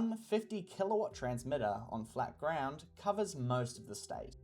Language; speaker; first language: English; native; English